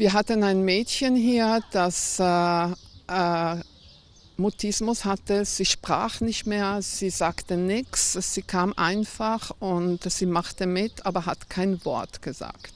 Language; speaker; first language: German; non-native, fluent; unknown